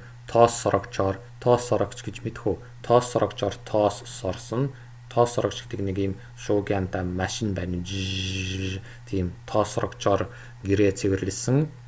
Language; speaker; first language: Mongolian; non-native, fluent; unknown